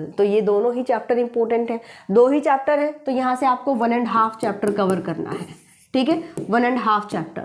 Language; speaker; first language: Hindi; native; Hindi